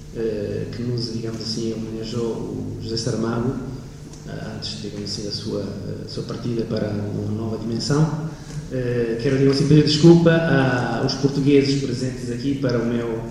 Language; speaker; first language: Portuguese; non-native, fluent; Italian